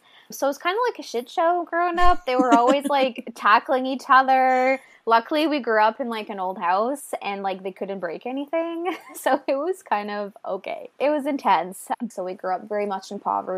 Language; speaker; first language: English; native; English